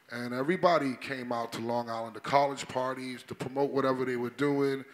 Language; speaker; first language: English; native; English